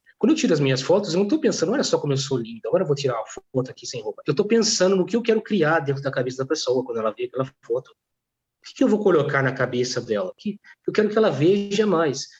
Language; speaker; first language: Portuguese; non-native, fluent; Polish